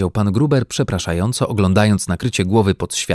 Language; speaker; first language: Polish; native; Polish